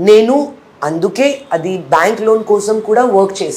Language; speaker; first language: Telugu; non-native, fluent; Hindi